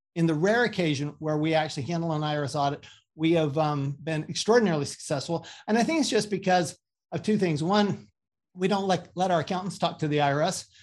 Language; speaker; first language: English; native; English